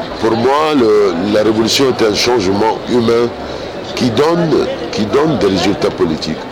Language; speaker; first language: French; non-native, fluent; Arabic